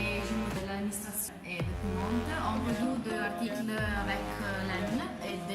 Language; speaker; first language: French; non-native, learner; Italian